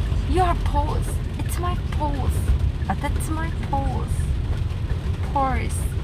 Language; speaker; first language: English; non-native, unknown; Korean